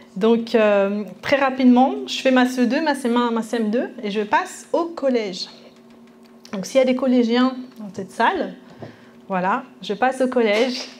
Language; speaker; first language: French; early bilingual, other home language; Spanish